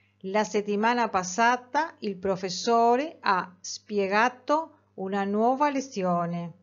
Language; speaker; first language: Italian; non-native, fluent; Spanish